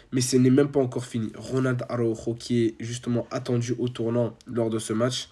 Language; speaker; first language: French; native; French